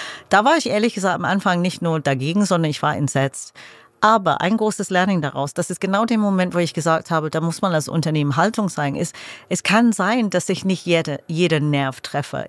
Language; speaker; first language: German; non-native, fluent; English